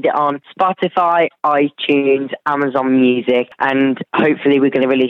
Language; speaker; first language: English; native; English